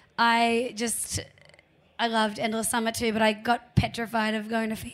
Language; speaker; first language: English; native; English